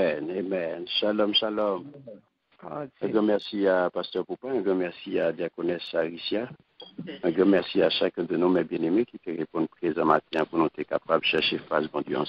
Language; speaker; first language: French; non-native, local second language; Haitian Creole